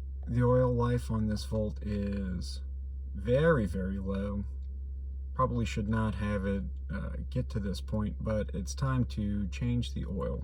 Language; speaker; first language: English; native; English